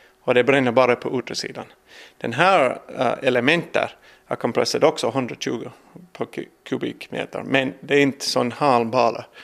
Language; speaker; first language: Swedish; non-native, learner; English